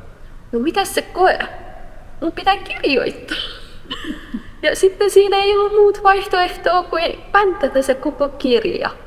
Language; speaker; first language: Finnish; non-native, fluent; Persian